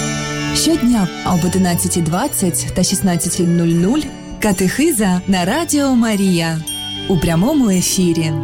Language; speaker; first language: Ukrainian; native; Ukrainian